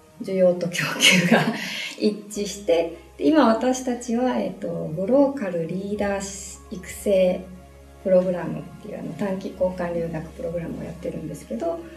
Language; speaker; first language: Japanese; native; Japanese